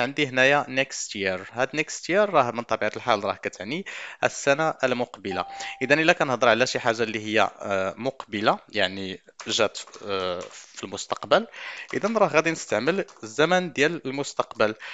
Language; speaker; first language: Arabic; native; Arabic